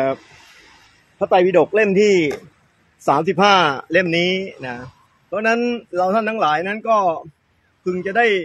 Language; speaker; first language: Thai; native; Thai